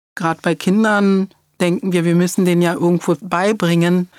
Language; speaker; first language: German; early bilingual, other home language; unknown